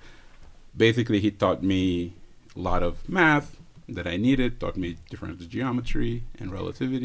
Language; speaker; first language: English; non-native, fluent; Wolof